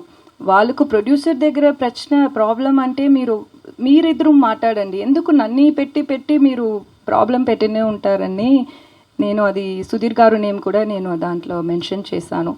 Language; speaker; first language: Telugu; non-native, local second language; Tamil